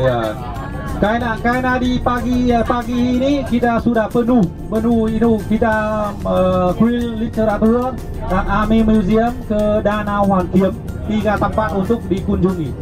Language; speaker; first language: Indonesian; non-native, learner; Vietnamese